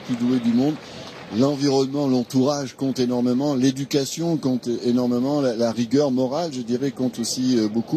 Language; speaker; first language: French; native; French